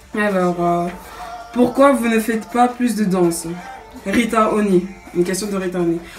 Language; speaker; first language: French; early bilingual, other home language; Ngazidja Comorian